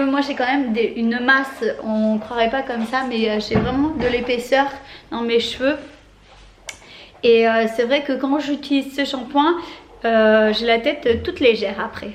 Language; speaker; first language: French; native; French